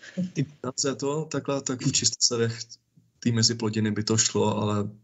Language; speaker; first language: Czech; native; Czech